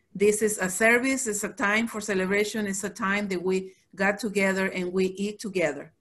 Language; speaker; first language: English; non-native, fluent; Spanish